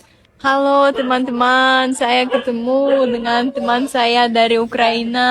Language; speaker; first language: Indonesian; non-native, fluent; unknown